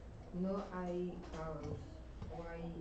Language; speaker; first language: Spanish; non-native, learner; English